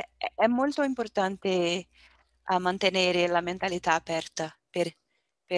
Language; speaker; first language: Italian; non-native, learner; Portuguese